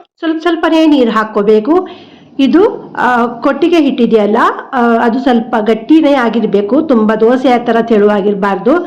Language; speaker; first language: Kannada; non-native, local second language; Konkani